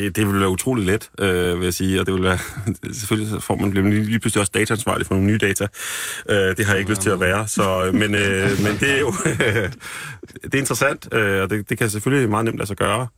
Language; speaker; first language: Danish; native; Danish